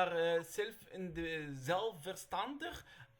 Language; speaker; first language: Dutch; non-native, learner; Arabic